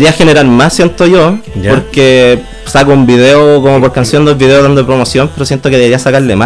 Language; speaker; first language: Spanish; native; Spanish